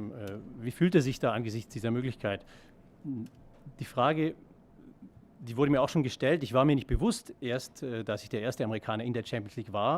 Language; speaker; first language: German; native; German